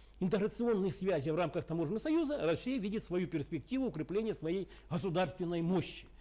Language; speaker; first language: Russian; native; Russian